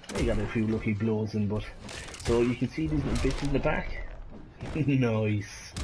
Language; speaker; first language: English; native; English